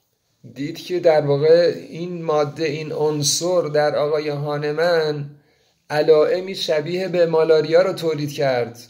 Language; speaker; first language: Persian; native; Persian